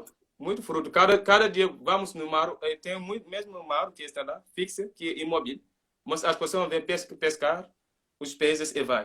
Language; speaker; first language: Portuguese; non-native, learner; Mandingo